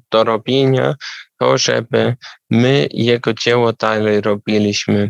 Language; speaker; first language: Polish; non-native, learner; German